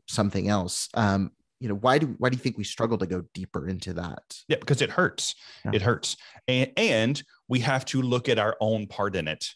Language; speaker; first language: English; native; English